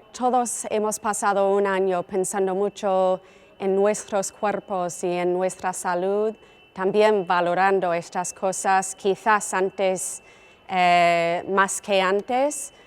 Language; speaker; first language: Spanish; non-native, fluent; English